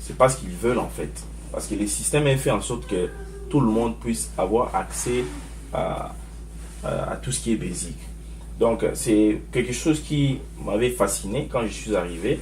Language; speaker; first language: French; non-native, local second language; Lingala